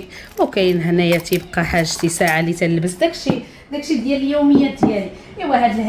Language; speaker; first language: Arabic; native; Arabic